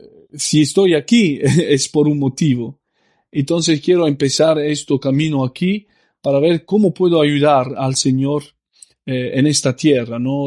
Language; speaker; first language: Spanish; non-native, fluent; Italian